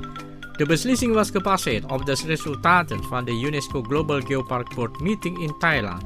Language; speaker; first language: Dutch; non-native, fluent; Indonesian